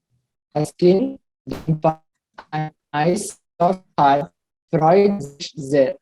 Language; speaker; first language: German; non-native, learner; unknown